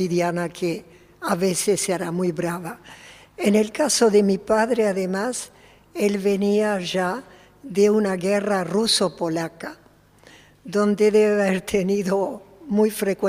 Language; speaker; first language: Spanish; early bilingual, other home language; Polish